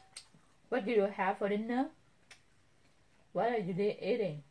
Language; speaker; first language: English; non-native, learner; Vietnamese